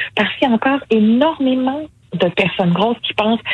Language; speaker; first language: French; native; French